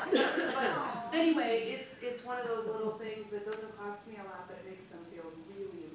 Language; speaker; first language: English; native; English